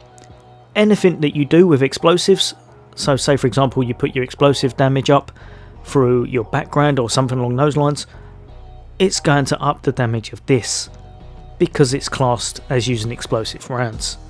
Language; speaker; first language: English; native; English